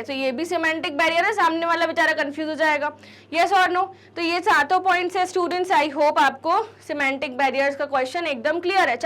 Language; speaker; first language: Hindi; native; Hindi